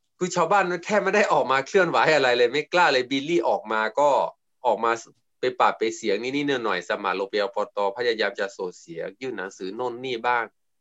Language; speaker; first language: Thai; non-native, local second language; S'gaw Karen